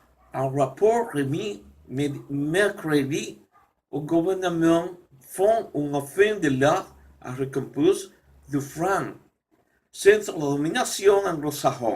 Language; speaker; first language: French; non-native, learner; Spanish